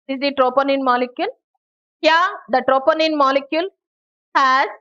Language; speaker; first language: English; non-native, local second language; Telugu